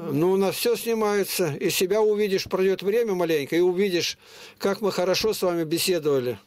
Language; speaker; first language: Russian; native; Russian